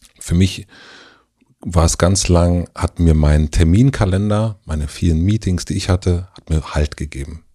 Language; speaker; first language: German; native; German